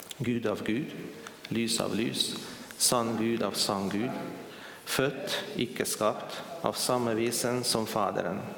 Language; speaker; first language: Swedish; non-native, fluent; Hungarian